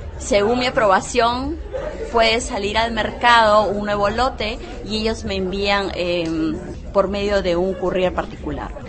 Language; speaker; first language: Spanish; native; Spanish